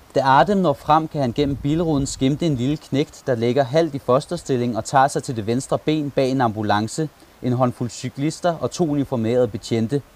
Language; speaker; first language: Danish; early bilingual, other home language; Turkish